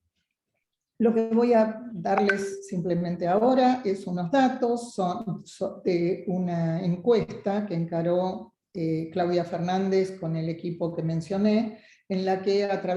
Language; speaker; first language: Spanish; native; Spanish